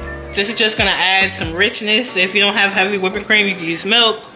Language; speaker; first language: English; native; English